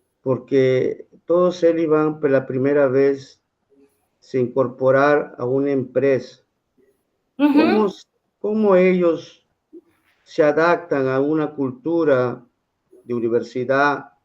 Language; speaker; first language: Spanish; non-native, fluent; Portuguese